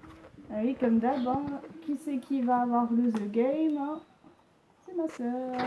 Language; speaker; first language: French; native; French